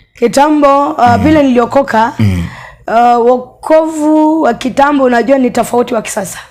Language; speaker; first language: Swahili; non-native, local second language; Luo (Kenya and Tanzania)